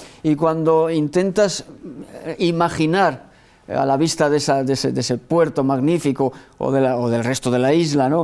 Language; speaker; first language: Spanish; native; Spanish